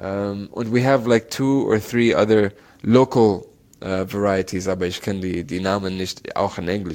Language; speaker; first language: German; non-native, learner; Arabic